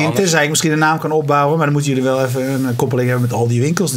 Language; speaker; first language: Dutch; native; Dutch